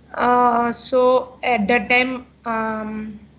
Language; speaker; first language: English; non-native, local second language; Telugu